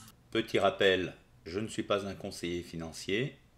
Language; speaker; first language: French; native; French